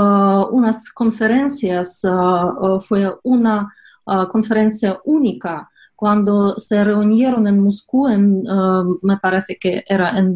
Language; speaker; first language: Spanish; non-native, fluent; Russian